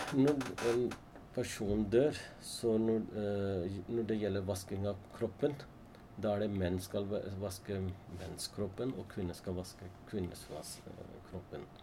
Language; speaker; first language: Norwegian; non-native, fluent; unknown